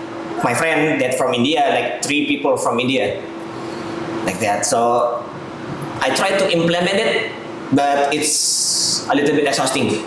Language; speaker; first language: English; non-native, learner; Indonesian